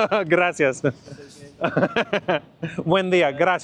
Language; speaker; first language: Spanish; non-native, learner; English